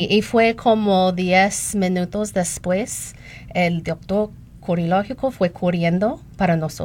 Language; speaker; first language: Spanish; non-native, learner; English